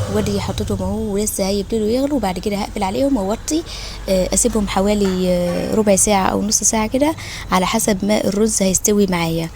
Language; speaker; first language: Arabic; native; Arabic